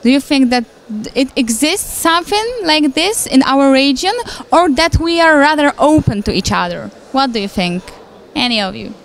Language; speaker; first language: English; non-native, fluent; Polish